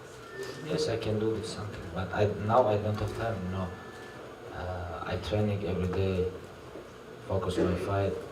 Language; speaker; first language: English; non-native, learner; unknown